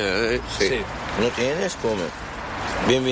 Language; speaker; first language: Spanish; non-native, learner; Arabic